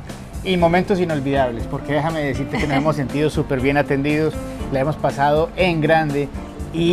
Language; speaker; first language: Spanish; native; Spanish